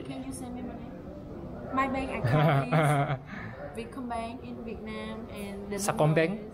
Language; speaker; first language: English; non-native, learner; Vietnamese